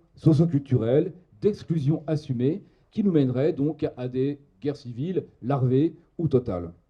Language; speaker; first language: French; native; French